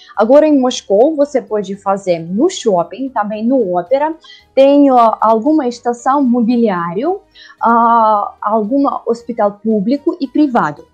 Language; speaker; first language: Portuguese; non-native, learner; Russian